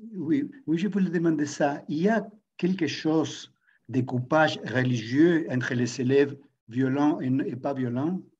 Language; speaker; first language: French; non-native, learner; Spanish